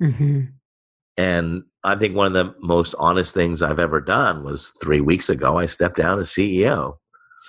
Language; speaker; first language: English; native; English